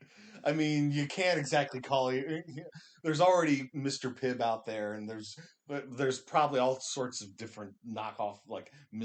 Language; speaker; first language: English; native; English